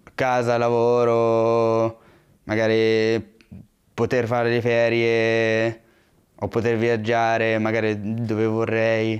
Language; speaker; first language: Italian; early bilingual, other home language; Arabic